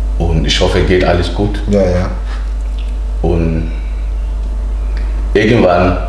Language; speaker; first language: German; non-native, learner; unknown